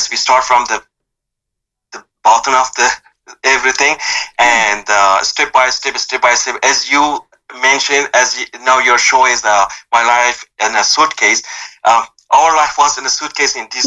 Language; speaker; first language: English; non-native, fluent; Persian